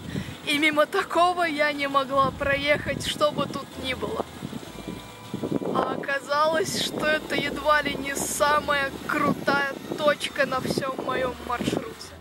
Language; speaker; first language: Russian; native; Russian